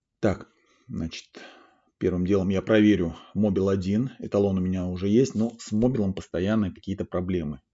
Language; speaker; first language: Russian; native; Russian